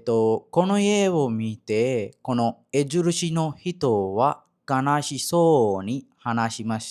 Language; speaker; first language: Japanese; non-native, learner; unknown